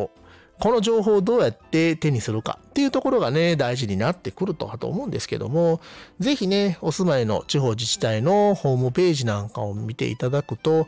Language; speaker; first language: Japanese; native; Japanese